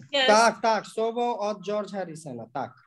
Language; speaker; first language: Polish; non-native, learner; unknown